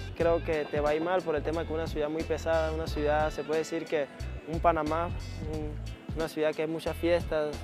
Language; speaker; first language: Spanish; native; Spanish